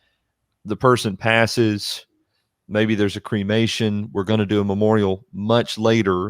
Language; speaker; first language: English; native; English